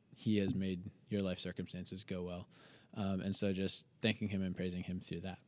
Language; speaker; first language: English; native; English